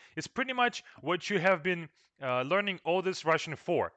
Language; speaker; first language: English; non-native, fluent; Russian